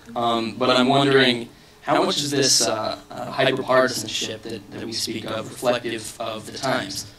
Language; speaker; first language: English; native; English